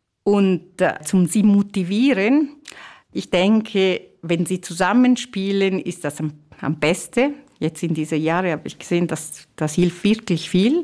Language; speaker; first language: German; non-native, fluent; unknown